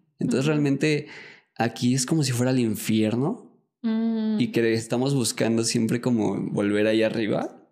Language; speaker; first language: Spanish; native; Spanish